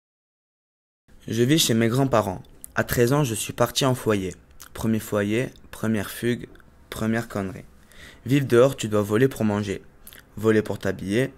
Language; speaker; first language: French; native; French